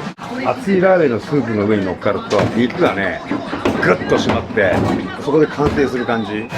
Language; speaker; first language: Japanese; native; Japanese